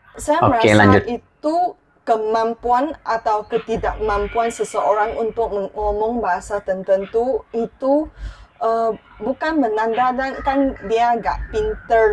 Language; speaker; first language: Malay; non-native, local second language; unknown